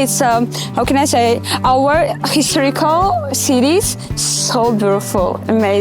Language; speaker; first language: English; non-native, learner; Uzbek